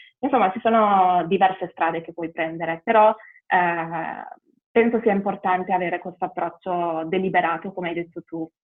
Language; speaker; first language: Italian; early bilingual, other home language; Albanian